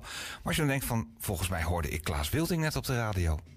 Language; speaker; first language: Dutch; native; Dutch